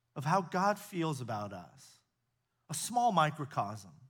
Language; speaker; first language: English; native; English